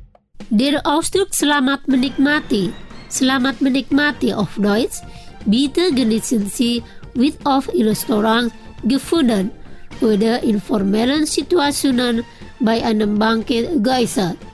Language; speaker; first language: German; non-native, fluent; Indonesian